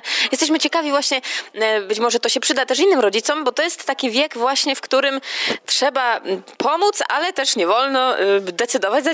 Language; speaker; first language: Polish; native; Polish